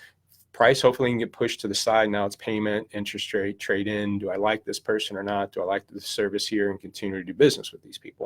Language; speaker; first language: English; native; English